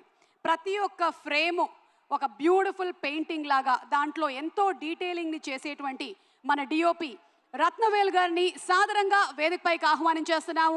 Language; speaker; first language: Telugu; native; Telugu